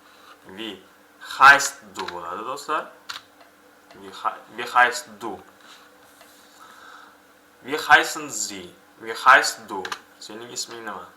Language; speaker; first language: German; non-native, fluent; Uzbek